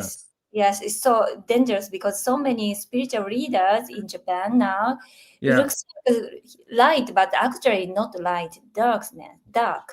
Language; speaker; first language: English; non-native, learner; Japanese